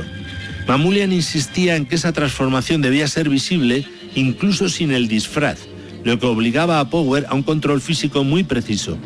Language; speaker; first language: Spanish; native; Spanish